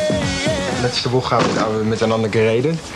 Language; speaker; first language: German; non-native, fluent; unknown